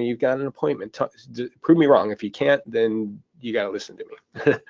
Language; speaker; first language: English; native; English